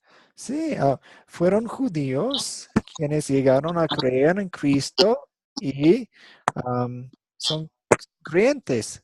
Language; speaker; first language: Spanish; non-native, fluent; English